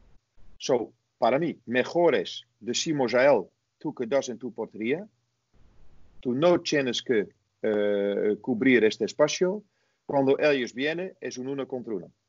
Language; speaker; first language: Spanish; non-native, fluent; Dutch